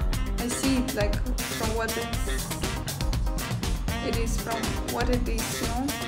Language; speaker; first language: English; non-native, fluent; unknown